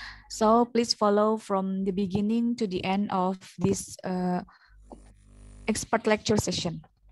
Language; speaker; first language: English; non-native, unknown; Indonesian